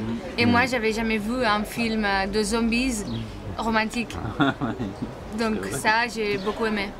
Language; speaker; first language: French; non-native, fluent; Spanish